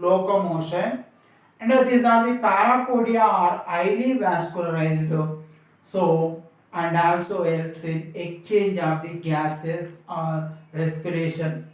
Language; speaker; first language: English; non-native, local second language; Telugu